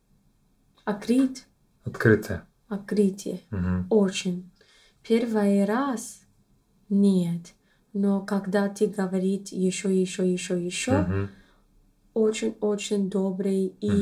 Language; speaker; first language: Russian; non-native, learner; English